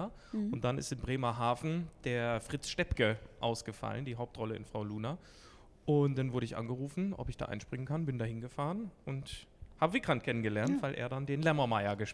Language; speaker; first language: German; native; German